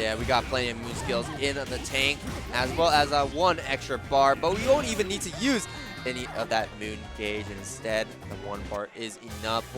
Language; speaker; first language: English; native; English